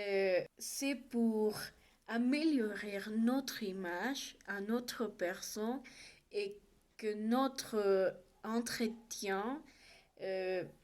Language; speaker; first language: French; non-native, learner; Spanish